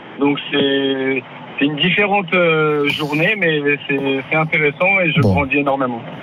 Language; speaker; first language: French; native; French